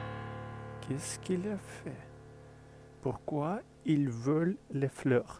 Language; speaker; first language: French; non-native, learner; Russian